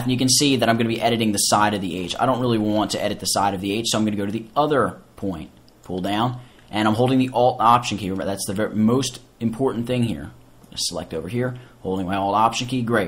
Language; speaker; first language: English; native; English